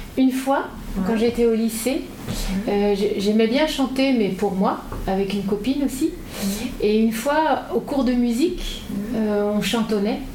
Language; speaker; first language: French; native; French